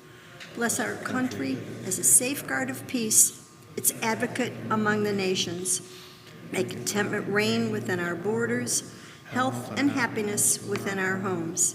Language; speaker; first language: English; native; English